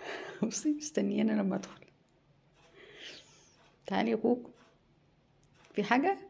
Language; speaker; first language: Arabic; native; Arabic